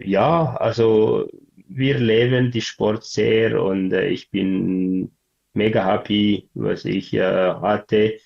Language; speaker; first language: German; non-native, learner; Tigrinya